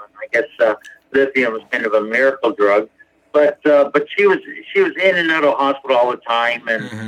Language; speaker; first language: English; native; English